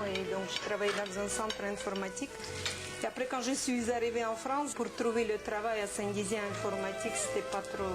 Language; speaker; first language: French; non-native, fluent; Ukrainian